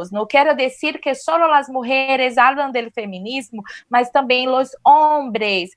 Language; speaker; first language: Spanish; non-native, fluent; Portuguese